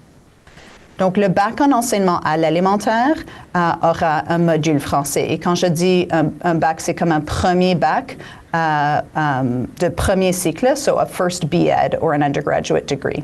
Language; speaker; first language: French; native; French